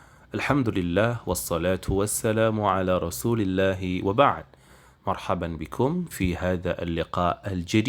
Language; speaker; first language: Arabic; non-native, fluent; Indonesian